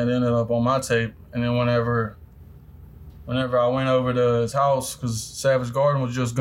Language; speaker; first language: English; native; English